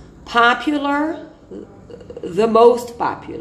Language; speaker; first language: English; non-native, fluent; Portuguese